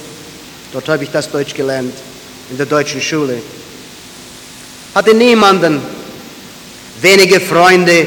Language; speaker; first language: German; early bilingual, heritage; German